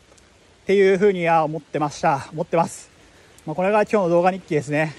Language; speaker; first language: Japanese; native; Japanese